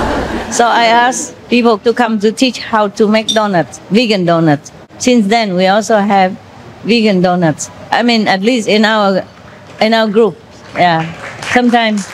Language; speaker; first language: English; non-native, fluent; Vietnamese